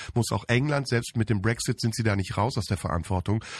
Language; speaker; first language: German; early bilingual, other home language; Turkish